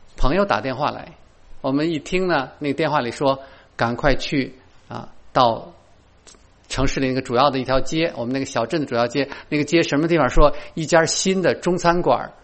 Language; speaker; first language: Chinese; native; Chinese